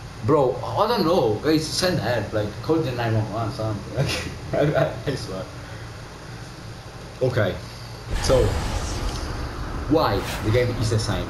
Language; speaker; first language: English; non-native, learner; Italian